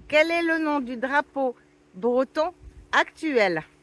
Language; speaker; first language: French; native; French